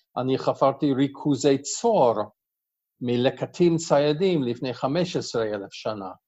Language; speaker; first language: Hebrew; non-native, fluent; English